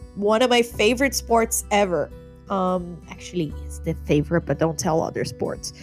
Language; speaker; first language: English; non-native, fluent; Portuguese